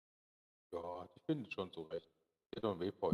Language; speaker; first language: German; native; German